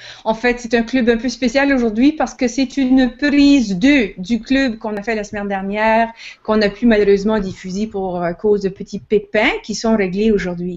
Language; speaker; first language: French; native; French